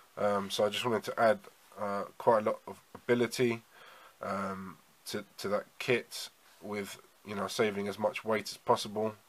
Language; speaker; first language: English; native; English